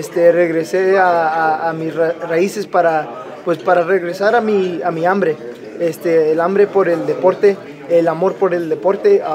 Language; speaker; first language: Spanish; early bilingual, other home language; English